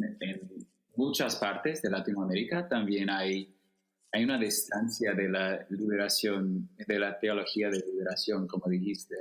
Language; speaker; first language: Spanish; non-native, fluent; English